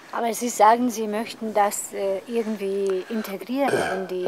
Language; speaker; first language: German; non-native, fluent; Hungarian